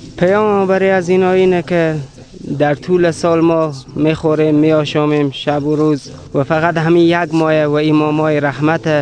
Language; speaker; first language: Persian; native; Persian